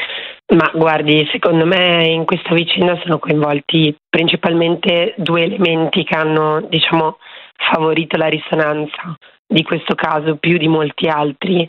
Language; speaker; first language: Italian; native; Italian